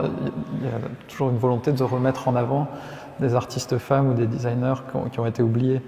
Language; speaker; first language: French; native; French